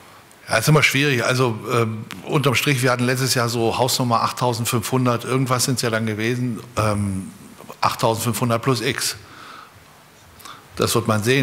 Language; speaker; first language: German; native; German